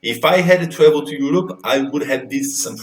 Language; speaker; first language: English; non-native, fluent; Portuguese